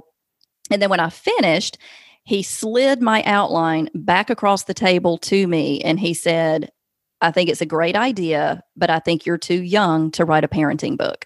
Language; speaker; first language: English; native; English